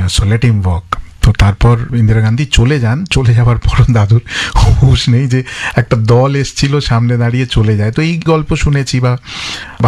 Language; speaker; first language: Bangla; non-native, local second language; English